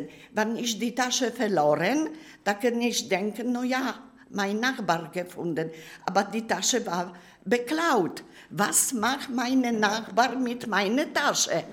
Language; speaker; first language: German; non-native, learner; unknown